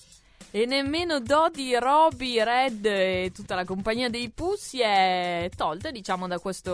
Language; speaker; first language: Italian; native; Italian